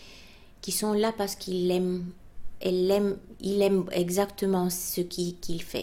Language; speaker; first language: French; non-native, fluent; Bulgarian